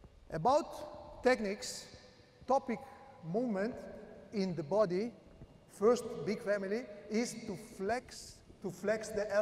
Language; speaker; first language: English; non-native, learner; Italian